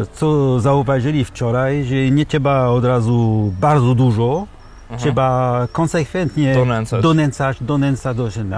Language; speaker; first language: Polish; early bilingual, heritage; French